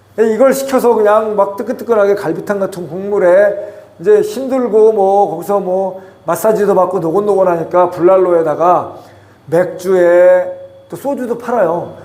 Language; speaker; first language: Korean; native; Korean